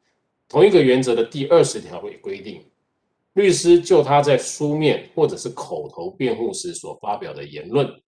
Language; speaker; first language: Chinese; native; Chinese